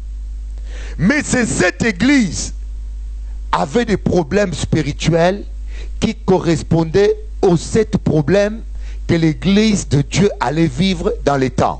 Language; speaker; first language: French; non-native, local second language; Lingala